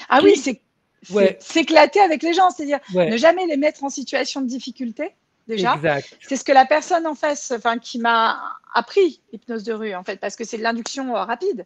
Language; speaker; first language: French; native; French